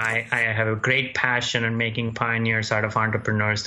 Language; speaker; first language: English; non-native, local second language; Gujarati